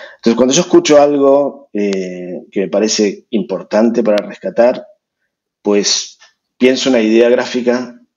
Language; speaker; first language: Spanish; native; Spanish